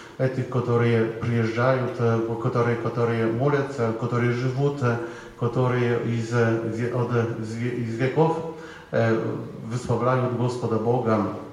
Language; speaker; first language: Russian; non-native, fluent; Polish